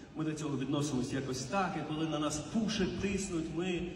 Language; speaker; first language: Ukrainian; non-native, local second language; Russian